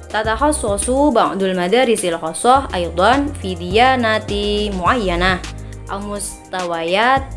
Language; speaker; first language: Arabic; non-native, learner; Indonesian